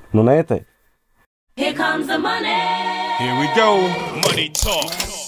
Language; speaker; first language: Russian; native; Russian